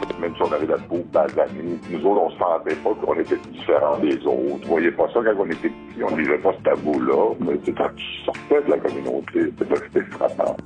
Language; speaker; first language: French; native; French